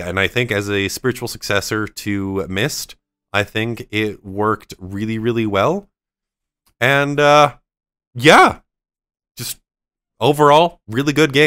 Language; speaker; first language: English; native; English